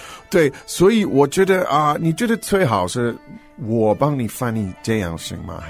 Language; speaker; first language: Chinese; non-native, fluent; English